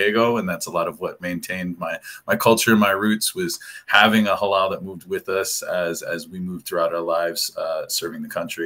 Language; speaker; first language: English; native; English